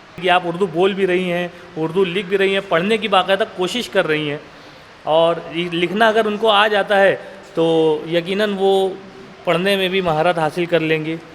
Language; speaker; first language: Urdu; native; Urdu